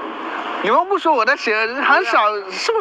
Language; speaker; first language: Chinese; non-native, fluent; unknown